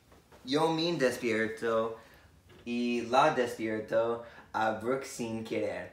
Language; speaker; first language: Spanish; non-native, learner; English